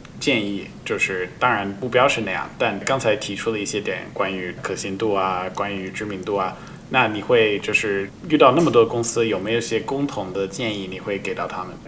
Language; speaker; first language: Chinese; non-native, fluent; English